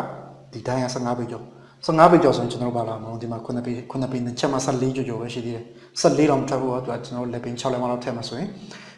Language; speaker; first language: Burmese; native; Burmese